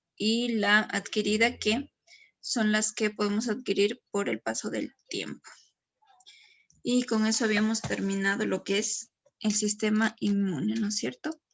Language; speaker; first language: Spanish; native; Spanish